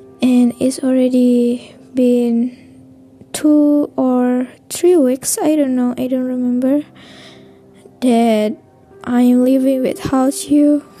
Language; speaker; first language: English; non-native, learner; Indonesian